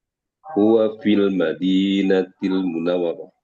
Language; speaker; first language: Arabic; non-native, learner; Indonesian